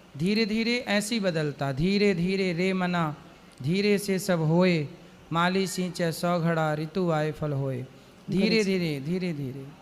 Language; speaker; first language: Hindi; native; Hindi